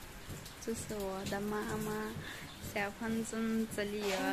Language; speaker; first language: Chinese; non-native, learner; Nepali